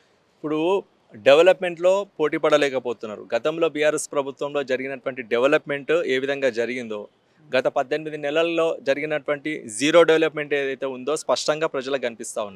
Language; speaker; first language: Telugu; native; Telugu